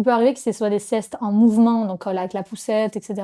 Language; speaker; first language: French; native; French